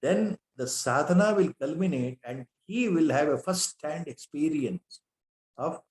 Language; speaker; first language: English; non-native, local second language; Kannada